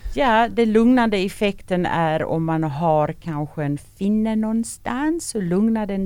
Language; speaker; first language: Swedish; non-native, fluent; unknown